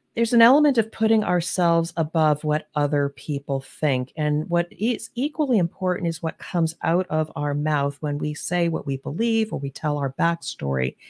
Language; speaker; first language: English; native; English